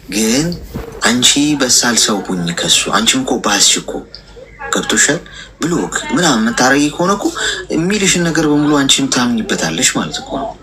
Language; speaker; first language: Amharic; native; Amharic